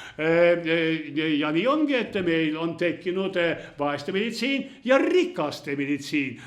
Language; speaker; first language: Estonian; non-native, local second language; Russian